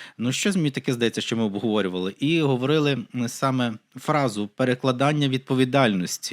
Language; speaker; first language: Ukrainian; native; Ukrainian